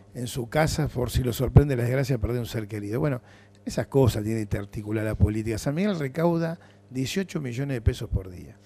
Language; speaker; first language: Spanish; native; Spanish